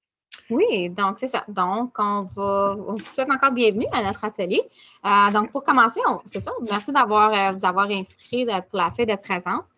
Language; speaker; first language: French; native; French